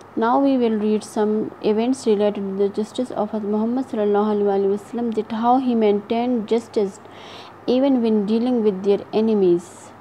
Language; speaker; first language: English; non-native, local second language; Urdu